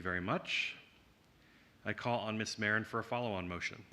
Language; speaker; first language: English; native; English